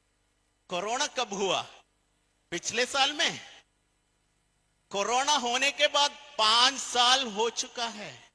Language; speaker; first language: Hindi; non-native, fluent; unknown